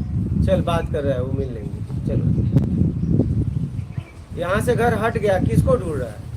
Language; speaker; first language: Hindi; native; Hindi